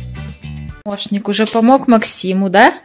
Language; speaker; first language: Russian; native; Russian